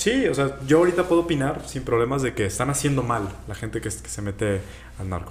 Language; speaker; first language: Spanish; native; Spanish